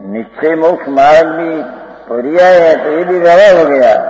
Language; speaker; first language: Hindi; non-native, local second language; Gujarati